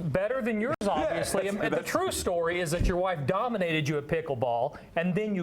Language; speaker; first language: English; native; English